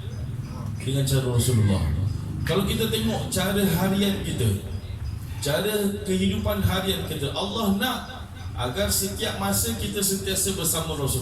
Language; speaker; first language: Malay; native; Malay